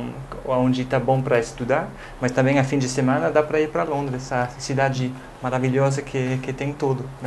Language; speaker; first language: Portuguese; non-native, fluent; English